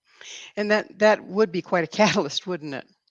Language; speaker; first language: English; native; English